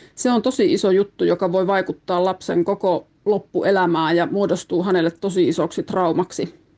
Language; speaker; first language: Finnish; native; Finnish